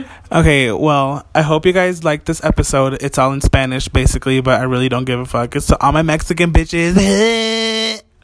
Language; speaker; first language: English; early bilingual, other home language; Spanish